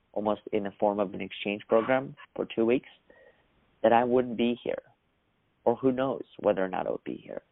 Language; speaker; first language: English; early bilingual, other home language; Russian